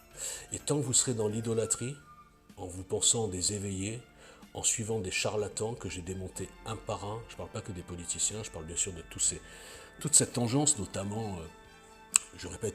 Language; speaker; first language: French; native; French